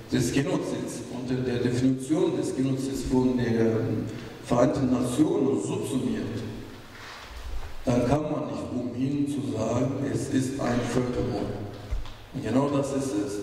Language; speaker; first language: German; non-native, fluent; Turkish